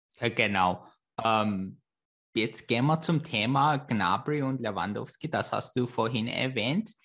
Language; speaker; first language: German; non-native, fluent; Persian